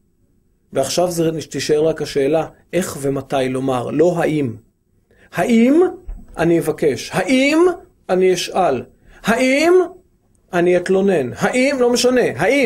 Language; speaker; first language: Hebrew; native; Hebrew